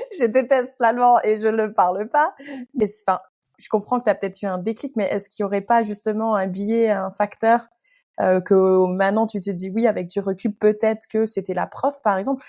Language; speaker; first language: French; native; French